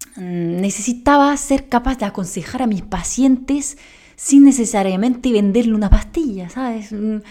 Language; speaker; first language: Spanish; non-native, fluent; French